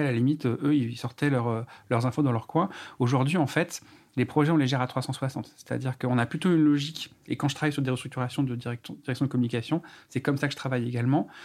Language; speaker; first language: French; native; French